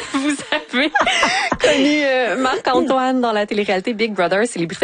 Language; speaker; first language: French; native; French